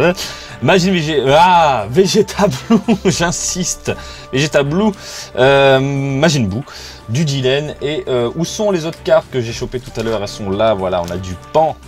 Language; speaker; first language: French; native; French